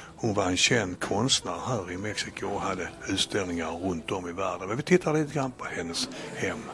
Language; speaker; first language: Swedish; native; Swedish